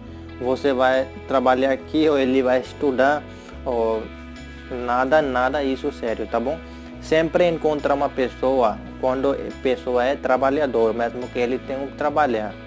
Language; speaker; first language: Portuguese; non-native, learner; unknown